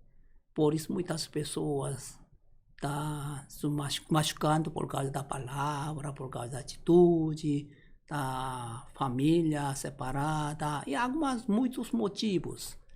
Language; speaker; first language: Portuguese; non-native, learner; Korean